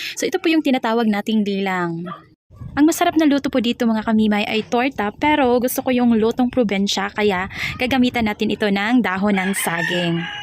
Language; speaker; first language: Filipino; non-native, local second language; Cebuano